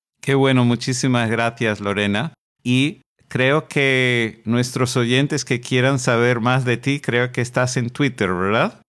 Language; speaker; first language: Spanish; non-native, fluent; English